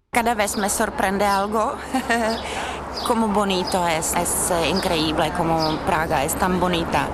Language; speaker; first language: Spanish; non-native, learner; Czech